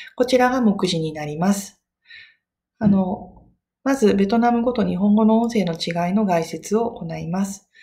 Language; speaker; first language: Japanese; native; Japanese